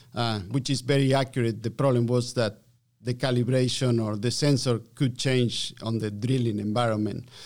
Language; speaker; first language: English; non-native, fluent; Spanish